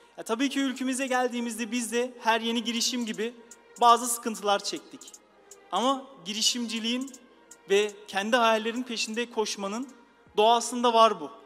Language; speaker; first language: Turkish; early bilingual, heritage; Turkish